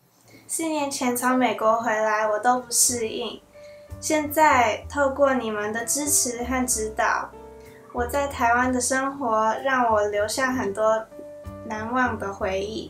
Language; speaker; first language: Chinese; early bilingual, heritage; Chinese